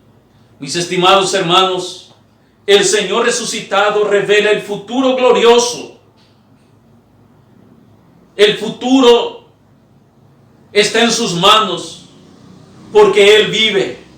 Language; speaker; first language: Spanish; native; Spanish